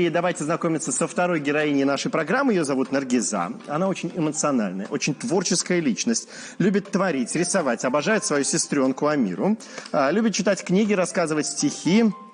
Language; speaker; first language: Russian; native; Russian